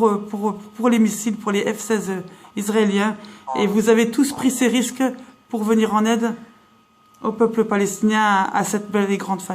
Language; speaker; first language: French; native; French